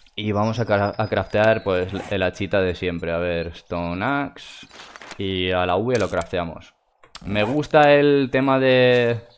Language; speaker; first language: Spanish; non-native, fluent; Russian